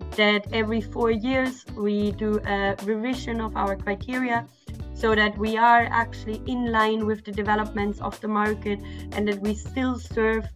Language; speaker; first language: English; non-native, fluent; German